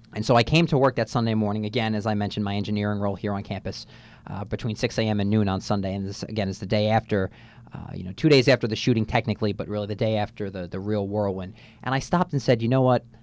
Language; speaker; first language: English; native; English